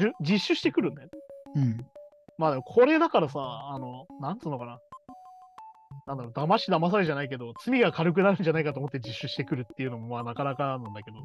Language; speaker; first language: Japanese; native; Japanese